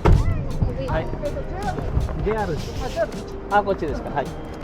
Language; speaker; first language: Japanese; non-native, fluent; Filipino